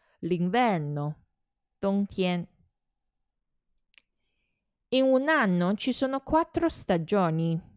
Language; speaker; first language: Italian; non-native, fluent; Chinese